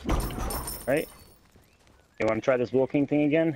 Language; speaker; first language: English; native; English